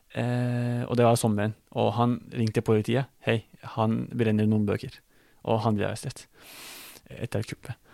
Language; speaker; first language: Norwegian; non-native, fluent; Turkish